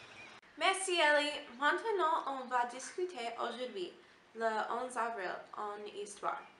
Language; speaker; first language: French; non-native, learner; English